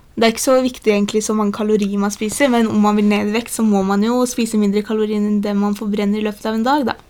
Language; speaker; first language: Norwegian; early bilingual, other home language; Polish